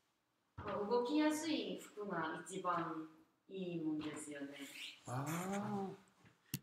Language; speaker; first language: Japanese; non-native, fluent; Korean